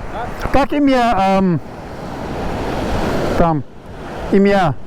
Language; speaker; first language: Russian; non-native, learner; Urdu